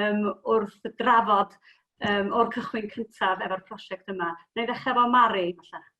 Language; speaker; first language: Welsh; native; Welsh